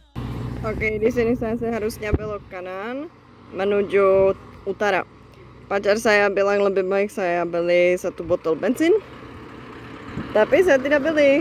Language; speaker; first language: Indonesian; non-native, fluent; Czech